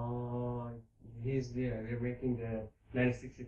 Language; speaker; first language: English; non-native, fluent; Japanese